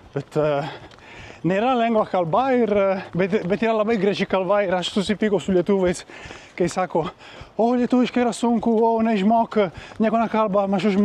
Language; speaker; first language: Lithuanian; non-native, learner; Italian